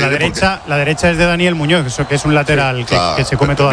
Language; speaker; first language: Spanish; native; Spanish